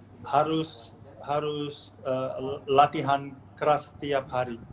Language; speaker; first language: Indonesian; non-native, fluent; Dutch